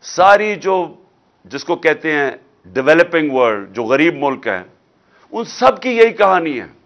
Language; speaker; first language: Urdu; non-native, local second language; Punjabi